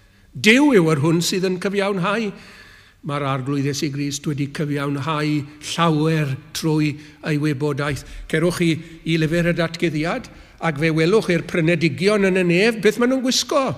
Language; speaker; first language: Welsh; native; Welsh